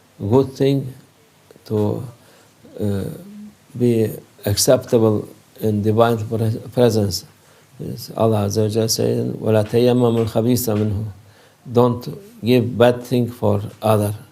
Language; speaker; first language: English; non-native, learner; Turkish